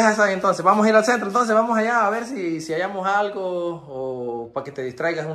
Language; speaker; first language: Spanish; native; Spanish